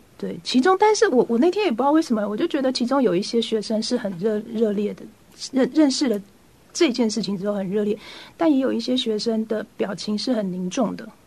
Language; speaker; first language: Chinese; native; Chinese